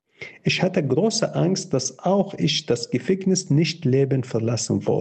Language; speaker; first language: German; non-native, fluent; Arabic